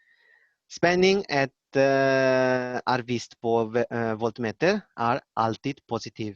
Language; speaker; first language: Norwegian; non-native, learner; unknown